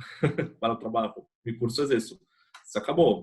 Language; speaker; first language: Spanish; non-native, fluent; Portuguese